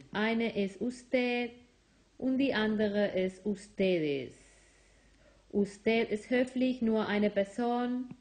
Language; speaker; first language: German; non-native, fluent; Spanish